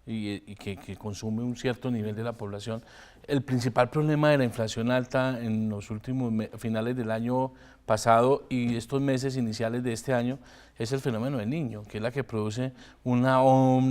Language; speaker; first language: Spanish; native; Spanish